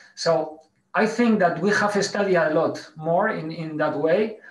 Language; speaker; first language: English; non-native, learner; Spanish